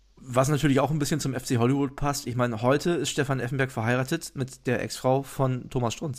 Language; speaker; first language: German; native; German